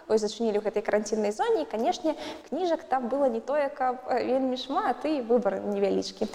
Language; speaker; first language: Belarusian; non-native, local second language; Russian